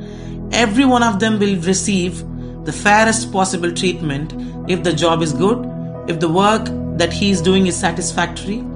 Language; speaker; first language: English; non-native, local second language; Tamil